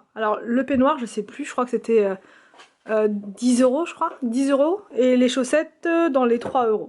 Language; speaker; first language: French; native; French